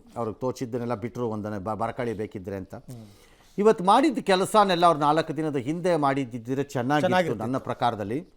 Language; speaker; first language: Kannada; native; Kannada